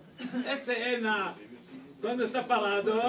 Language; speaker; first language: Spanish; non-native, learner; Hebrew